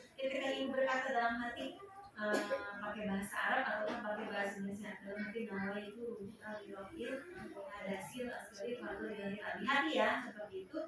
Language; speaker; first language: Indonesian; non-native, local second language; Sundanese